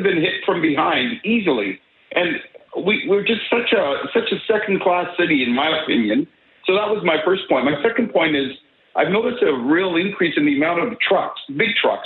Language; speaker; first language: English; native; English